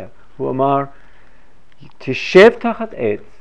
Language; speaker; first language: Hebrew; non-native, fluent; English